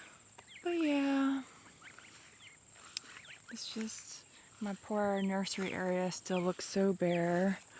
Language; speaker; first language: English; native; English